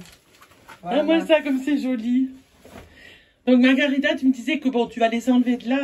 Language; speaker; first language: French; native; French